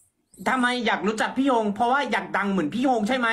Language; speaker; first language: Thai; non-native, fluent; Korean